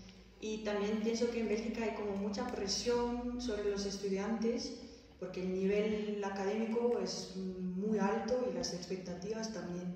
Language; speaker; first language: Spanish; non-native, fluent; Dutch